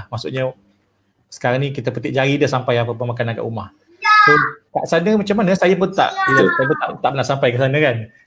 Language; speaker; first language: Malay; native; Malay